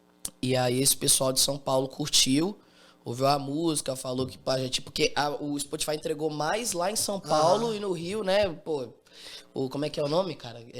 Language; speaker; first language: Portuguese; native; Portuguese